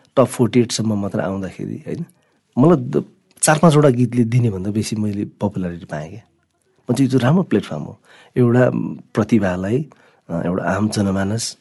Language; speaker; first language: Nepali; non-native, local second language; Sherpa